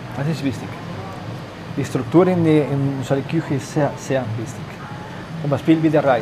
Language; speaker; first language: German; non-native, learner; Spanish